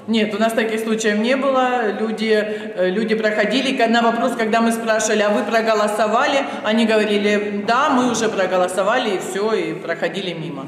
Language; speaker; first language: Russian; native; Russian